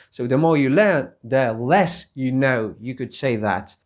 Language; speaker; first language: English; non-native, fluent; Polish